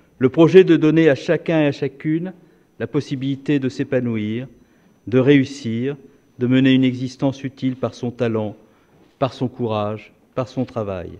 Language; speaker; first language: French; native; French